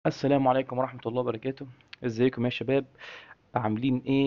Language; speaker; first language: Arabic; native; Arabic